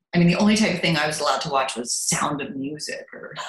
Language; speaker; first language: English; early bilingual, other home language; German